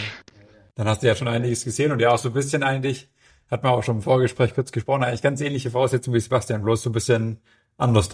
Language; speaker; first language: German; native; German